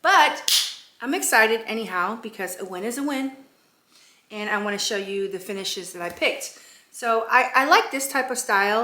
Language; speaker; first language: English; native; English